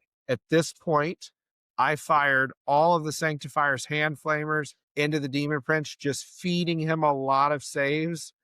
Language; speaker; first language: English; native; English